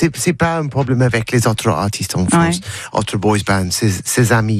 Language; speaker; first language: French; non-native, learner; English